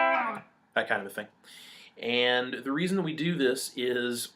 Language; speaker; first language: English; native; English